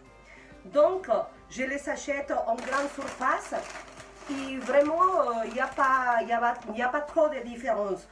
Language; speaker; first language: French; non-native, fluent; Spanish